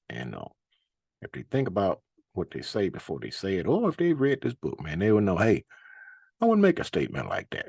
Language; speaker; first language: English; native; English